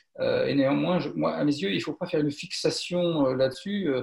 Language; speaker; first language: French; native; French